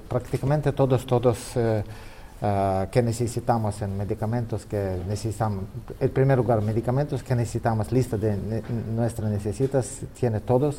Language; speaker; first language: Spanish; non-native, learner; Ukrainian